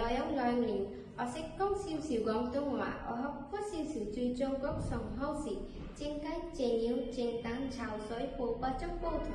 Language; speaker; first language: Cantonese; non-native, learner; Bangla